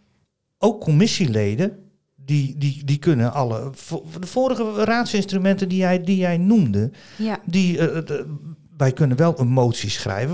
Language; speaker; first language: Dutch; native; Dutch